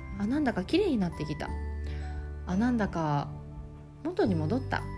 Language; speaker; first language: Japanese; native; Japanese